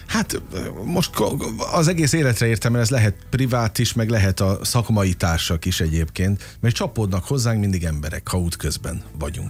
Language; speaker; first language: Hungarian; native; Hungarian